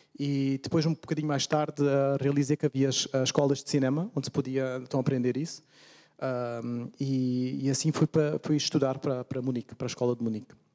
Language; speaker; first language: Portuguese; early bilingual, heritage; Portuguese